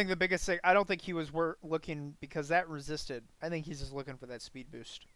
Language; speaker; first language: English; native; English